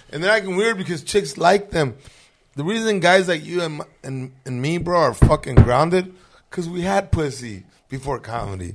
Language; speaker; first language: English; early bilingual, other home language; Spanish